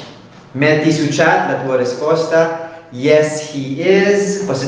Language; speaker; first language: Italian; non-native, learner; English